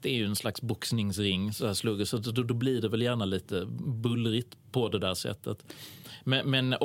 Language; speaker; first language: Swedish; native; Swedish